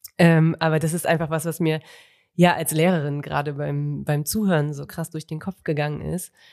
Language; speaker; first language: German; native; German